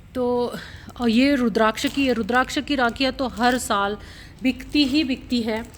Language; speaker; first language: Hindi; non-native, local second language; Marathi